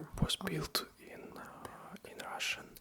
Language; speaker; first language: English; non-native, learner; Russian